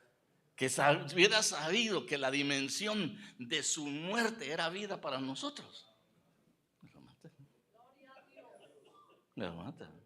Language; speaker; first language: Spanish; native; Spanish